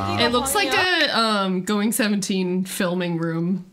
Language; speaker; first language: English; native; English